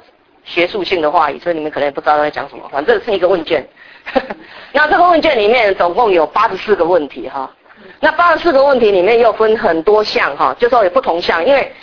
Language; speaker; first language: Chinese; native; Chinese